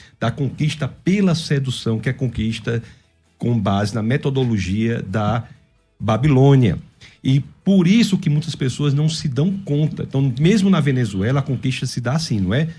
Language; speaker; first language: Portuguese; native; Portuguese